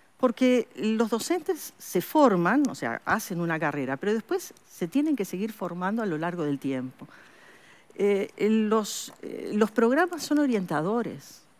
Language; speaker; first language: Spanish; native; Spanish